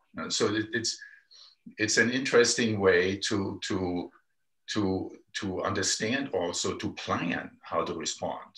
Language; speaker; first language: English; non-native, fluent; German